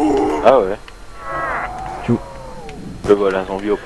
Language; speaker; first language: French; native; French